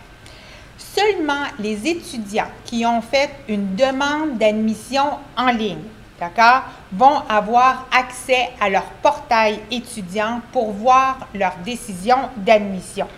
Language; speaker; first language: French; native; French